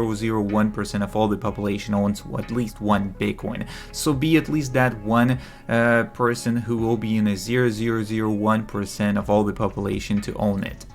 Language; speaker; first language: English; non-native, fluent; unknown